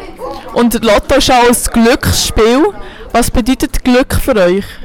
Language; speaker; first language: German; native; German